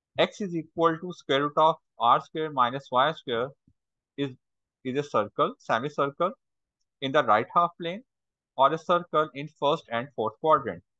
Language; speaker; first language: English; non-native, local second language; Urdu